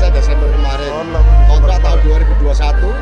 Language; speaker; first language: Indonesian; native; Indonesian